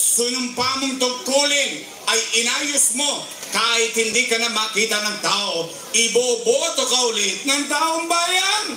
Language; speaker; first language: Filipino; native; Filipino